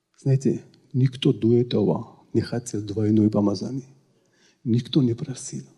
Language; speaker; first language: Russian; non-native, local second language; Georgian